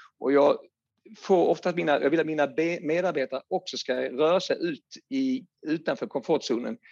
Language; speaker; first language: Swedish; native; Swedish